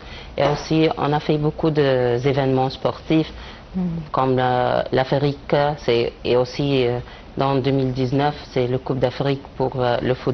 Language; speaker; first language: French; non-native, learner; Arabic